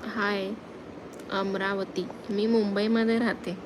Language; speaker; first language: Hindi; non-native, local second language; Marathi